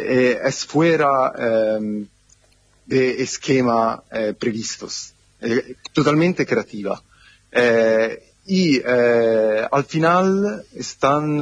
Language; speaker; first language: Spanish; non-native, fluent; Italian